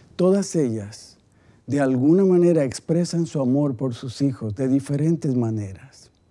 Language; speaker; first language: Spanish; native; Spanish